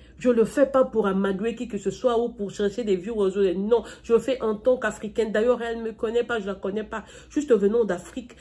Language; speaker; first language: French; non-native, local second language; Lingala